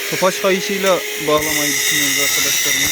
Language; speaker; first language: Turkish; native; Turkish